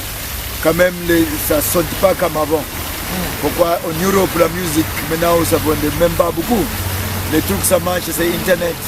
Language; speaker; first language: French; non-native, learner; English